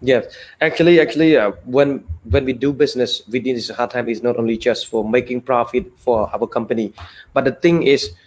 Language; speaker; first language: English; non-native, fluent; Khmer